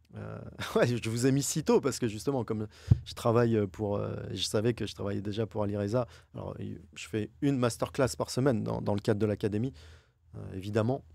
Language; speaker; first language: French; native; French